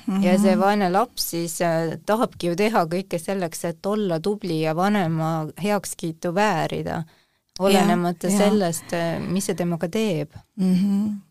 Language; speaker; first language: Estonian; native; Estonian